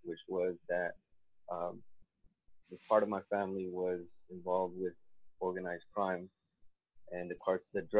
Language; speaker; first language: English; native; English